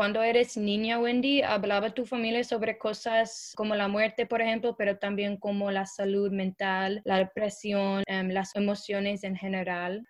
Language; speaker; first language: Spanish; non-native, fluent; English